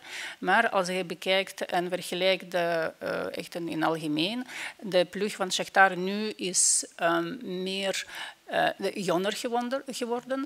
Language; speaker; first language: Dutch; non-native, fluent; Ukrainian